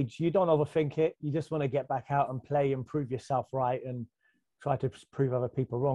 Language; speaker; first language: English; native; English